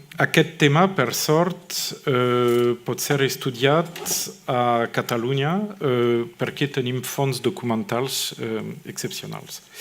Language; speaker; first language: Catalan; non-native, fluent; French